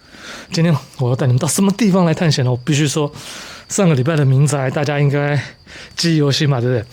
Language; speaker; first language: Chinese; native; Chinese